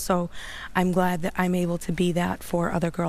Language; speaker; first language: English; early bilingual, other home language; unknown